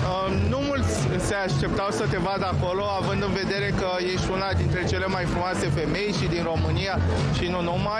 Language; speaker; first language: Romanian; native; Romanian